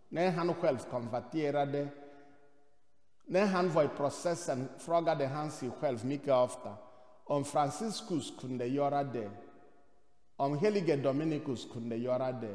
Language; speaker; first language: Swedish; non-native, fluent; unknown